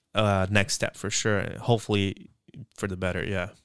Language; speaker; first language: English; non-native, fluent; Portuguese